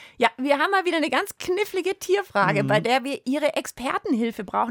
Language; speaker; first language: German; native; German